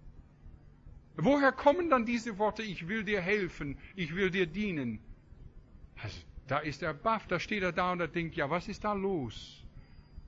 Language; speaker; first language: German; non-native, fluent; English